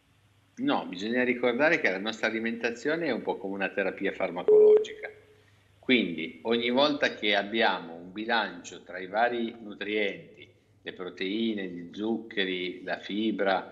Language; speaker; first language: Italian; native; Italian